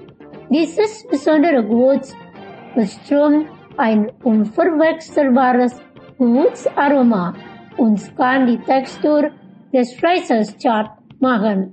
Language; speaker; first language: German; non-native, fluent; Indonesian